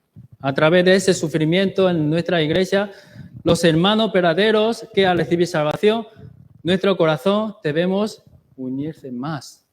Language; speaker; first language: Spanish; non-native, learner; Chinese